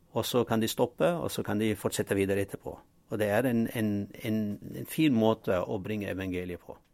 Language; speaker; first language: Norwegian; non-native, fluent; Arabic